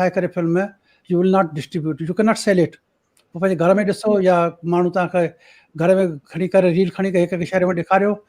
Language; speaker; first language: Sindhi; early bilingual, heritage; Sindhi